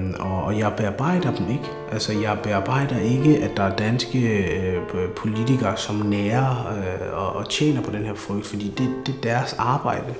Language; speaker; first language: Danish; early bilingual, other home language; Somali